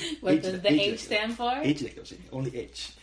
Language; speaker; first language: English; non-native, learner; Japanese